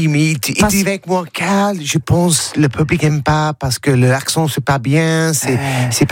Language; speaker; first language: French; non-native, learner; English